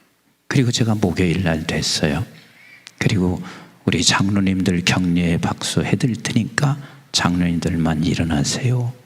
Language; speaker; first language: Korean; native; Korean